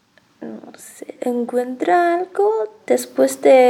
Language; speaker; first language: Spanish; non-native, learner; Chinese